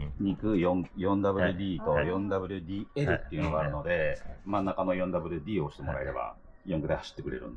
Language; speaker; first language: Japanese; native; Japanese